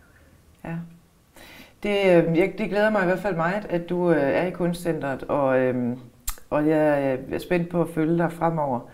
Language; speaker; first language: Danish; native; Danish